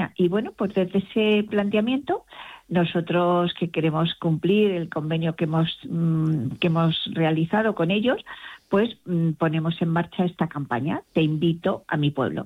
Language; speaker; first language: Spanish; native; Spanish